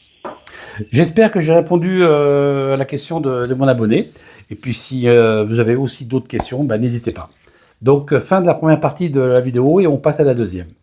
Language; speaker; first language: French; native; French